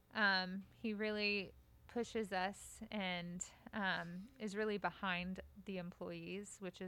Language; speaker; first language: English; native; English